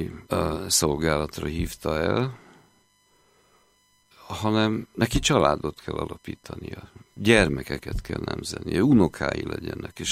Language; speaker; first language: Hungarian; native; Hungarian